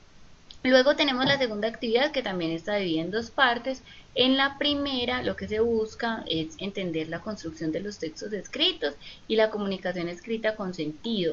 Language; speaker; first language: Spanish; native; Spanish